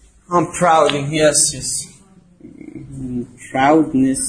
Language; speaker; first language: English; non-native, fluent; Persian